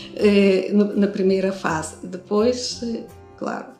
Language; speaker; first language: Portuguese; non-native, fluent; Russian